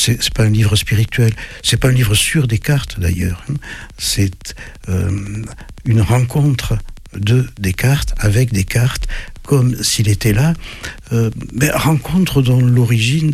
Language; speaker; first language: French; native; French